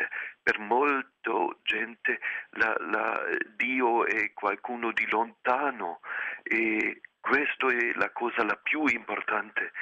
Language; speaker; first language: Italian; non-native, fluent; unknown